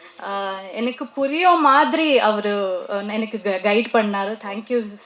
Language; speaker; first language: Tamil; non-native, local second language; Kannada